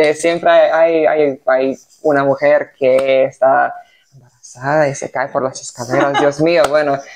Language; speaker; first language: Spanish; non-native, fluent; Serbian